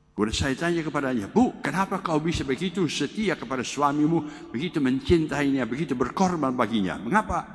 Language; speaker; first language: Malay; non-native, fluent; Dutch